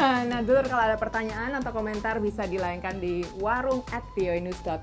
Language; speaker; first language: Indonesian; native; Indonesian